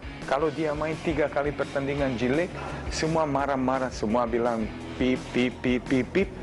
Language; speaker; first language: Indonesian; non-native, fluent; Serbian